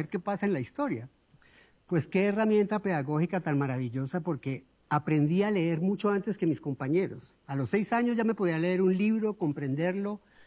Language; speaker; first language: Spanish; native; Spanish